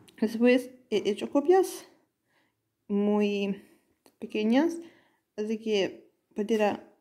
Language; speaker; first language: Spanish; non-native, learner; Italian